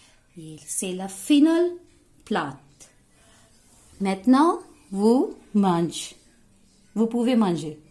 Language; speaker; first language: French; non-native, learner; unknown